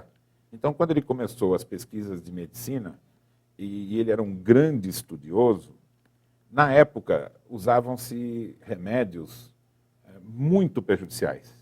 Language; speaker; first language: Portuguese; native; Portuguese